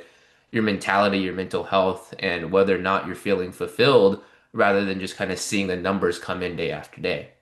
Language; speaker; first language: English; native; English